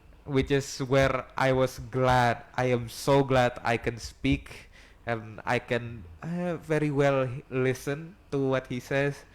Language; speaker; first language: English; non-native, fluent; Indonesian